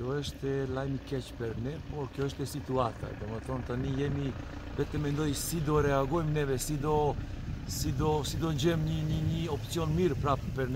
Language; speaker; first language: Albanian; non-native, learner; Serbian